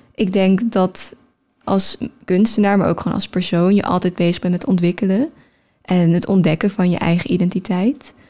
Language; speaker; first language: Dutch; native; Dutch